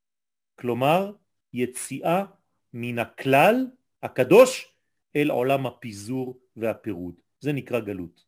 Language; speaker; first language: Hebrew; non-native, fluent; French